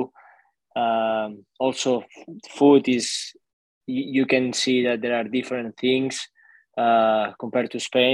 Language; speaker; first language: English; non-native, fluent; Spanish